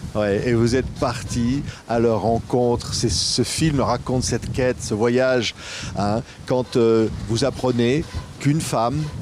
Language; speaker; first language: French; native; French